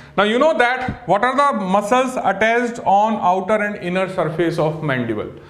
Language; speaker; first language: English; non-native, local second language; Hindi